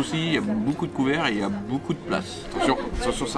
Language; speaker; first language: French; native; French